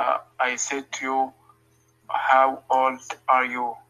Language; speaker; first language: English; non-native, learner; Arabic